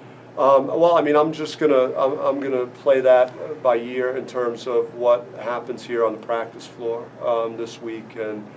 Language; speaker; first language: English; native; English